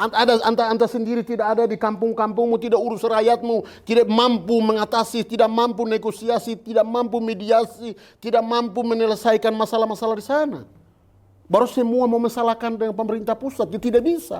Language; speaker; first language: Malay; non-native, local second language; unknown